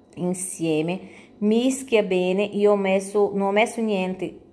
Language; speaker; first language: Italian; non-native, fluent; Portuguese